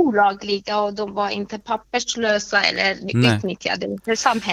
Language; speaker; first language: Swedish; non-native, fluent; Persian